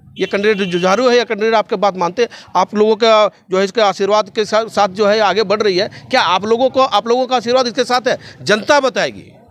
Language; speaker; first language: Hindi; native; Hindi